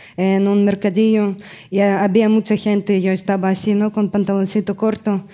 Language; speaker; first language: Spanish; non-native, fluent; Russian